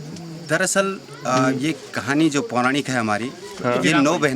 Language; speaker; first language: Hindi; native; Hindi